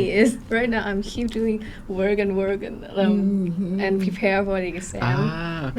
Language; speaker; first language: English; non-native, fluent; Thai